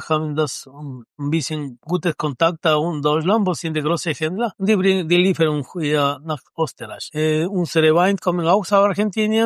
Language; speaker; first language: German; non-native, learner; Spanish